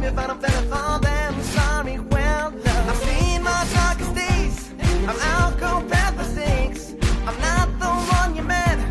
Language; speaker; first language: English; non-native, fluent; Spanish